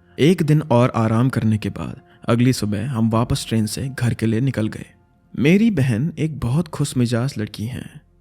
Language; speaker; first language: Hindi; native; Hindi